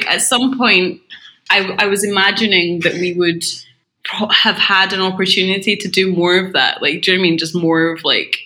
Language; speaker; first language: English; native; English